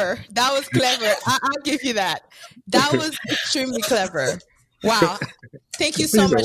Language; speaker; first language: English; non-native, fluent; French